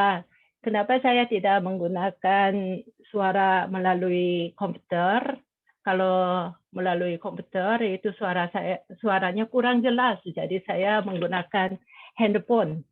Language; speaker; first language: Indonesian; non-native, fluent; Korean